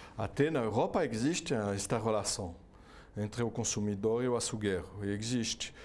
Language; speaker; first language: Portuguese; non-native, fluent; French